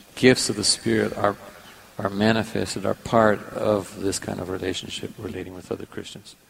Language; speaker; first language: English; non-native, fluent; Portuguese